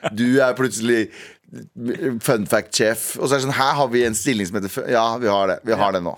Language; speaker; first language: Norwegian; native; Norwegian